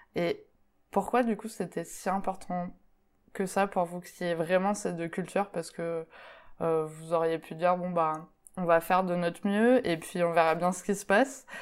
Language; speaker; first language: French; native; French